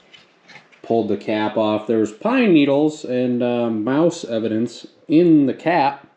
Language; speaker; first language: English; native; English